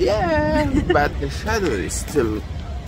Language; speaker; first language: English; non-native, learner; Italian